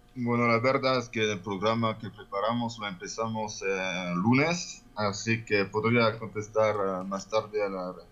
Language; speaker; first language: Spanish; non-native, fluent; French